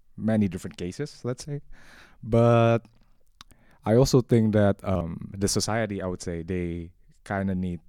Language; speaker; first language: English; non-native, fluent; Indonesian